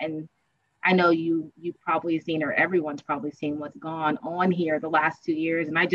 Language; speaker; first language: English; native; English